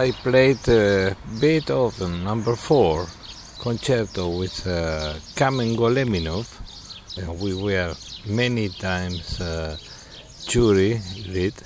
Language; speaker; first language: English; non-native, fluent; Spanish